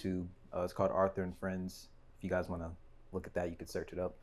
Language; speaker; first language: English; native; English